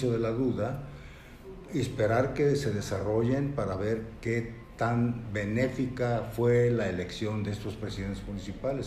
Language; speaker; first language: Spanish; native; Spanish